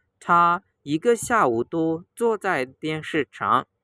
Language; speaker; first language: Chinese; non-native, fluent; Burmese